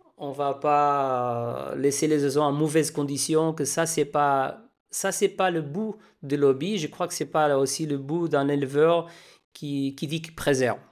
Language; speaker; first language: French; non-native, fluent; Spanish